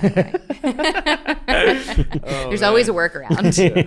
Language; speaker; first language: English; native; English